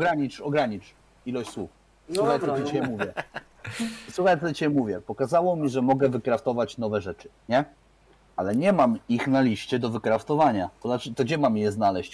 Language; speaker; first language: Polish; native; Polish